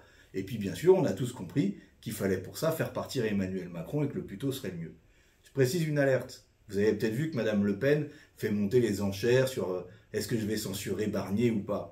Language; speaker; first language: French; native; French